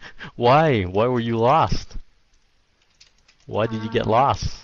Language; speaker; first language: English; non-native, fluent; Vietnamese